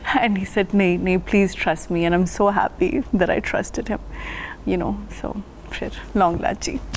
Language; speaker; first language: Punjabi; early bilingual, heritage; Punjabi